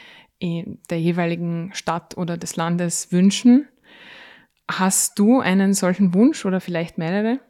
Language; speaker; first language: German; native; German